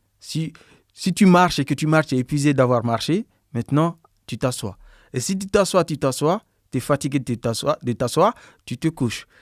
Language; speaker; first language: French; non-native, local second language; Bambara